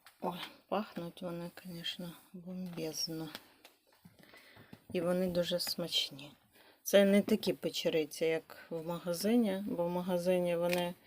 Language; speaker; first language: Ukrainian; native; Ukrainian